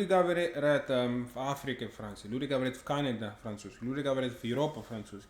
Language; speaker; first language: Russian; non-native, learner; English